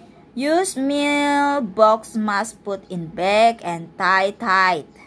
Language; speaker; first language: English; non-native, learner; Indonesian